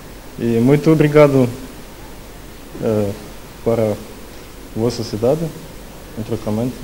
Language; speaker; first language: Portuguese; non-native, learner; Ukrainian